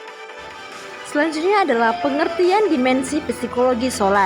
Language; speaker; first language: Indonesian; native; Indonesian